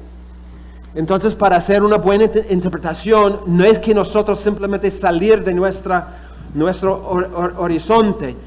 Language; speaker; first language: Spanish; non-native, fluent; English